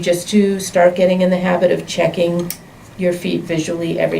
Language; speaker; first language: English; native; English